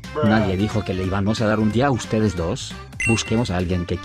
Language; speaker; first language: Spanish; native; Spanish